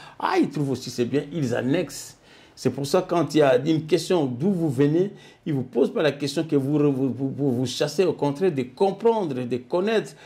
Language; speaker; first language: French; non-native, local second language; Lingala